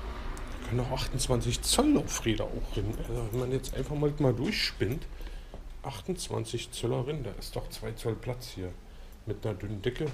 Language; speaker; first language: German; native; German